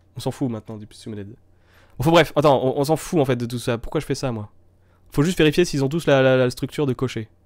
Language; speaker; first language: French; native; French